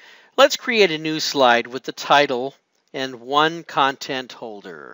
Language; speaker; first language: English; native; English